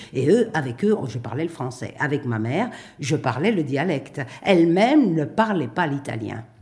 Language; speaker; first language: French; native; French